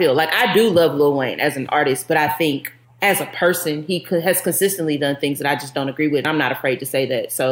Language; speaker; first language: English; native; English